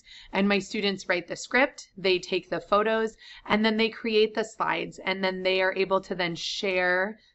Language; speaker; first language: English; native; English